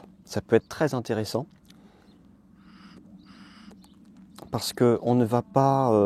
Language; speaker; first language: French; native; French